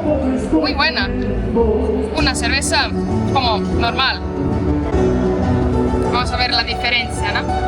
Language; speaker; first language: Spanish; non-native, fluent; Portuguese